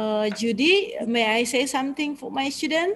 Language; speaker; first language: English; non-native, learner; Indonesian